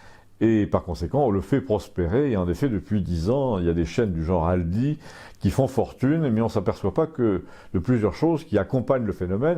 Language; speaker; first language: French; native; French